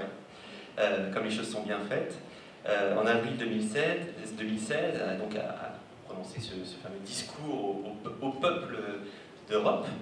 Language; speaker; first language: French; native; French